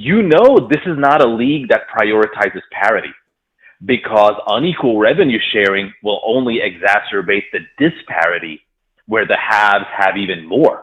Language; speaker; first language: English; native; English